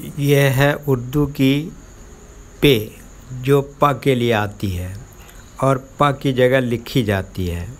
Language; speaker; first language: Hindi; native; Hindi